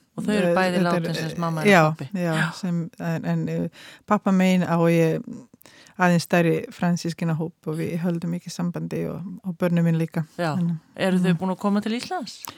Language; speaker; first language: Icelandic; non-native, fluent; Croatian